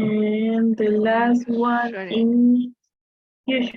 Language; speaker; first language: English; non-native, learner; Spanish